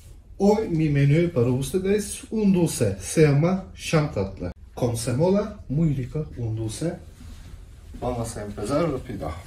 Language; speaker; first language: Spanish; non-native, learner; Turkish